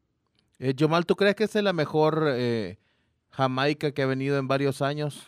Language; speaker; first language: Spanish; native; Spanish